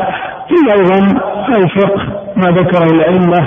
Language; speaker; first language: Arabic; native; Arabic